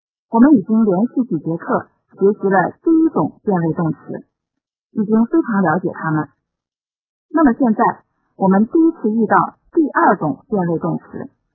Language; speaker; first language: Chinese; native; Chinese